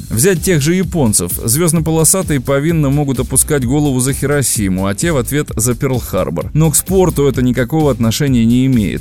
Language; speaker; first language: Russian; native; Russian